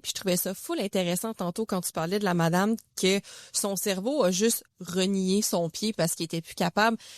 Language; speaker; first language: French; native; French